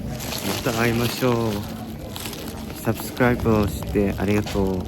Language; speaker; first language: Japanese; non-native, learner; Mongolian